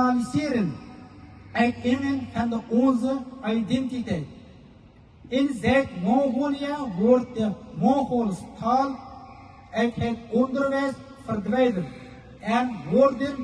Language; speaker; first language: Dutch; non-native, fluent; Uyghur